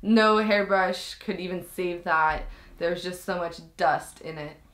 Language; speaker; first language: English; native; English